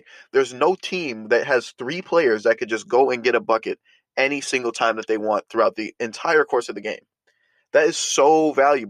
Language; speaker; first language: English; native; English